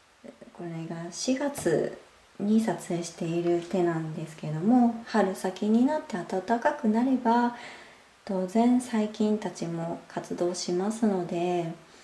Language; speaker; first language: Japanese; native; Japanese